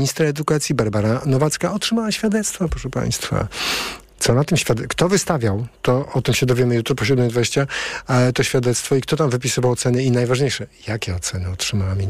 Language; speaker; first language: Polish; native; Polish